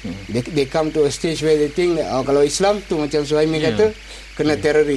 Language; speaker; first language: English; non-native, local second language; Malay